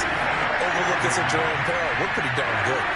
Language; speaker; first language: English; native; English